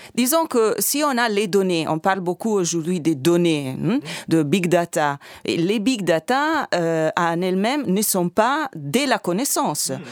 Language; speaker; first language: French; non-native, fluent; Italian